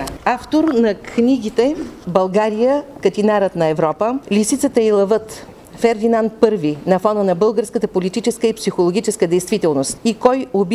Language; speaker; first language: Bulgarian; native; Bulgarian